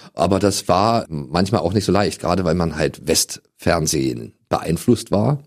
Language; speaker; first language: German; native; German